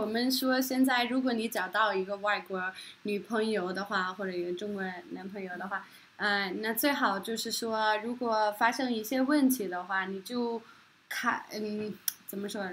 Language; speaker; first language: Chinese; non-native, fluent; Norwegian